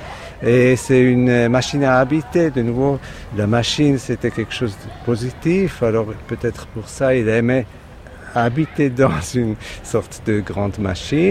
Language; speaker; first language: French; non-native, fluent; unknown